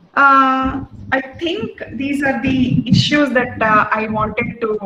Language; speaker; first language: English; non-native, local second language; Kannada